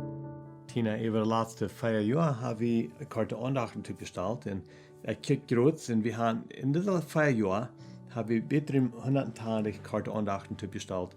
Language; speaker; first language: German; non-native, learner; Plautdietsch